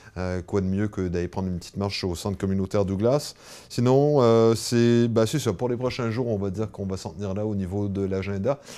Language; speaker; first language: French; native; French